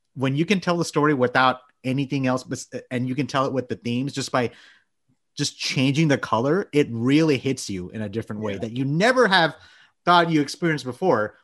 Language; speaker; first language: English; early bilingual, other home language; Bangla